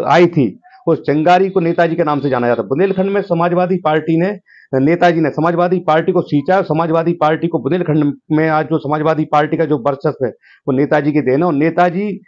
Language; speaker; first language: Hindi; native; Hindi